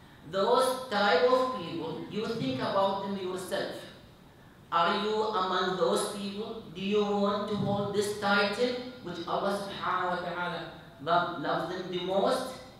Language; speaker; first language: English; non-native, fluent; Arabic